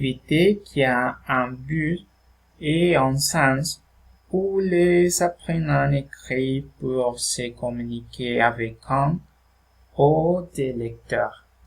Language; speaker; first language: French; non-native, fluent; Spanish